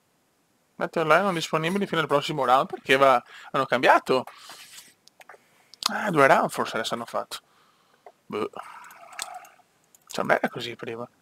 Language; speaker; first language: Italian; native; Italian